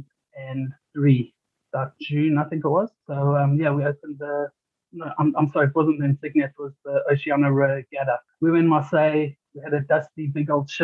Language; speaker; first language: English; native; English